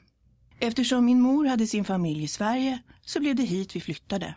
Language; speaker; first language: Swedish; early bilingual, other home language; English